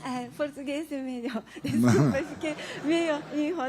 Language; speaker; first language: Portuguese; non-native, learner; Japanese